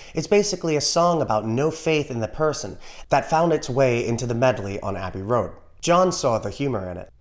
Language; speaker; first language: English; native; English